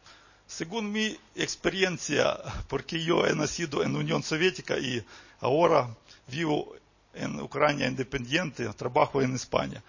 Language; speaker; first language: Spanish; non-native, fluent; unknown